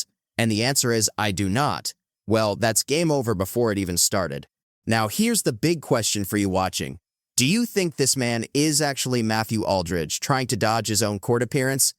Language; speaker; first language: English; native; English